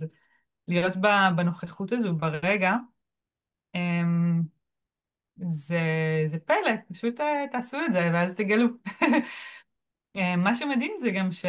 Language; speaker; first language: Hebrew; native; Hebrew